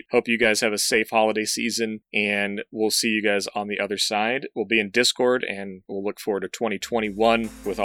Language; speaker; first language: English; native; English